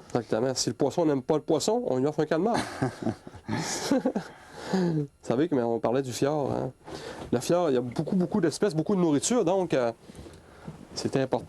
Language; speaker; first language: French; native; French